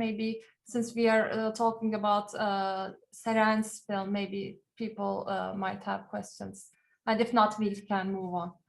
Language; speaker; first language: English; non-native, fluent; Turkish